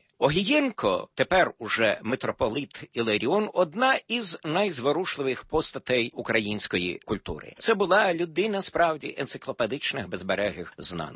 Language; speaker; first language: Ukrainian; native; Ukrainian